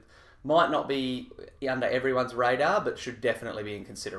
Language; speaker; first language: English; native; English